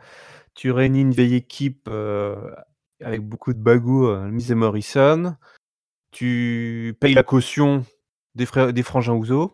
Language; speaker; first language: French; native; French